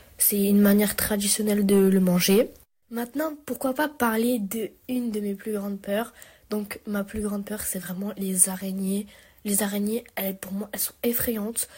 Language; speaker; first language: French; native; French